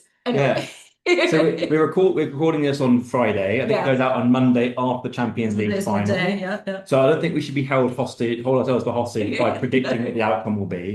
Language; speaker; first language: English; native; English